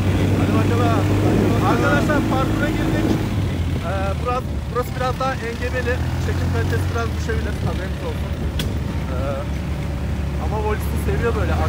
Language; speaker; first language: Turkish; native; Turkish